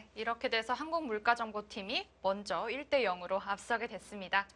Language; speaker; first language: Korean; native; Korean